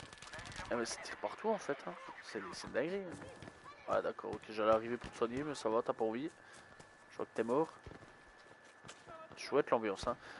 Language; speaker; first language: French; native; French